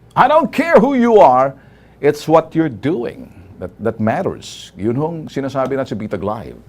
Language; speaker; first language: English; non-native, local second language; Filipino